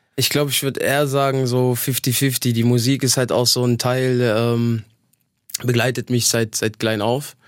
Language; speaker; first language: German; native; German